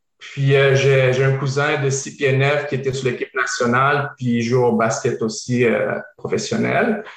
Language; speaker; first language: French; early bilingual, other home language; Bosnian